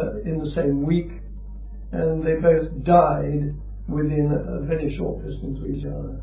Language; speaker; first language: English; native; English